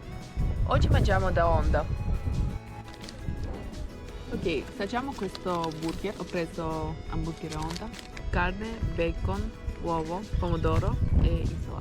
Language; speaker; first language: Italian; non-native, learner; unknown